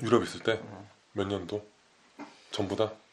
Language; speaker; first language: Korean; native; Korean